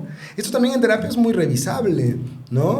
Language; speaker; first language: Spanish; native; Spanish